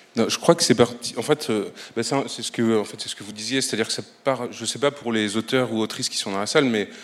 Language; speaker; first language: French; native; French